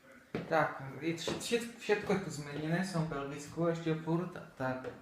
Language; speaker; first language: Slovak; early bilingual, heritage; Slovak